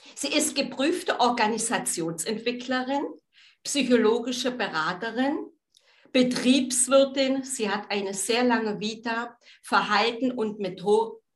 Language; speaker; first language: German; native; German